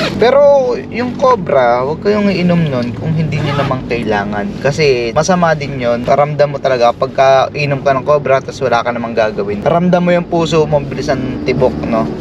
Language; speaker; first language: Filipino; native; Filipino